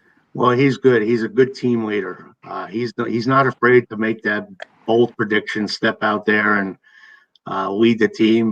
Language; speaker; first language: English; native; English